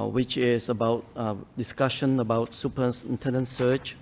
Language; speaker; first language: English; early bilingual, other home language; Khmer